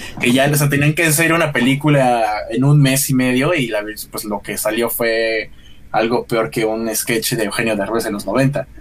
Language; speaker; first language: Spanish; native; Spanish